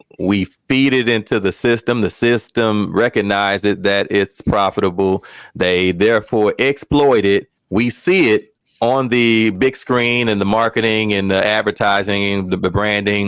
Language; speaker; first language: English; native; English